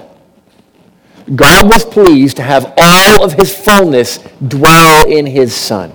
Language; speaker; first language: English; native; English